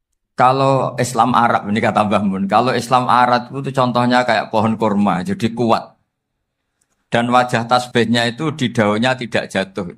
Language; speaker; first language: Indonesian; non-native, local second language; Javanese